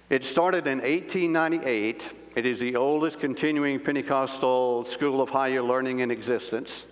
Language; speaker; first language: English; native; English